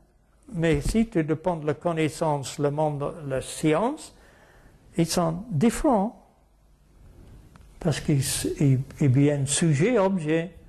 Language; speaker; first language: French; non-native, fluent; English